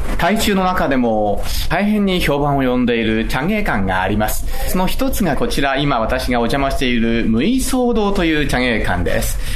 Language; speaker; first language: Japanese; native; Japanese